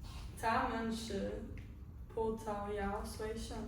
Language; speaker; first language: Chinese; non-native, learner; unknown